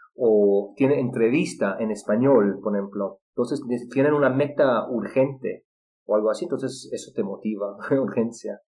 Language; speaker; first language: Spanish; non-native, fluent; Russian